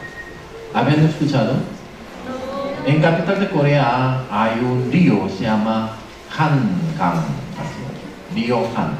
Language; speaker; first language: Spanish; non-native, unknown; Korean